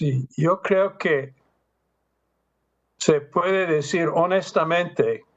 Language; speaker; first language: Spanish; non-native, fluent; English